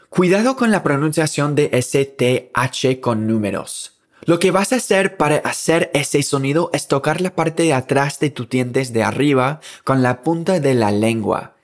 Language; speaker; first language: Spanish; native; Spanish